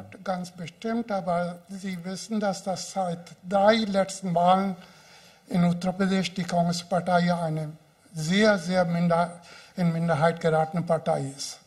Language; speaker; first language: German; non-native, fluent; Hindi